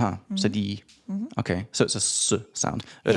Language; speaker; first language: French; non-native, learner; English